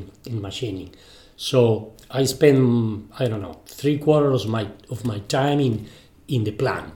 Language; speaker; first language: English; non-native, fluent; Spanish